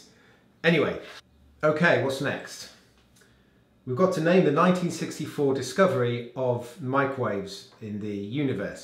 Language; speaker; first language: English; native; English